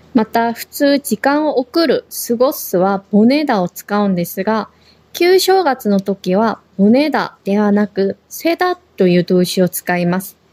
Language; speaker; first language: Japanese; non-native, fluent; Korean